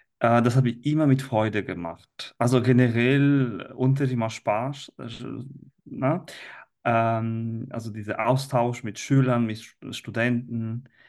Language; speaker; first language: German; non-native, fluent; Italian